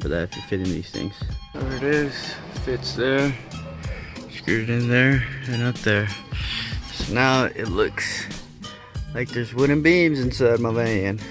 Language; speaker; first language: English; native; English